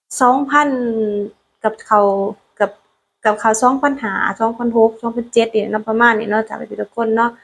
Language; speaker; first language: Thai; non-native, learner; Lao